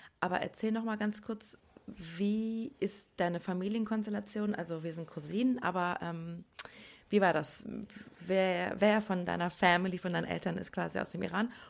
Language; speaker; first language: German; early bilingual, other home language; Persian